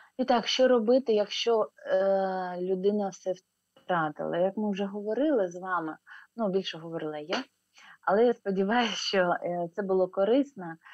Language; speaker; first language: Ukrainian; non-native, local second language; Russian